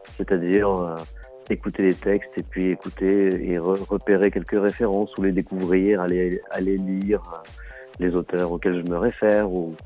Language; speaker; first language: French; native; French